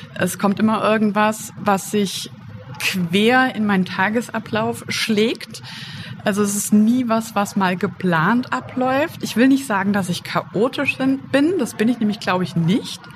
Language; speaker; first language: German; native; German